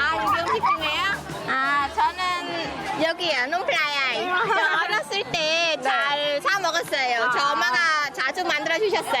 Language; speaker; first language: Korean; non-native, fluent; Khmer